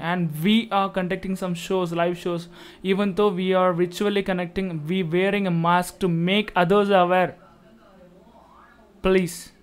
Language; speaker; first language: English; non-native, local second language; Tamil